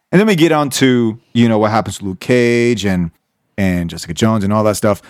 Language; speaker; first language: English; native; English